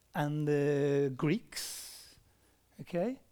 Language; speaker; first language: English; native; English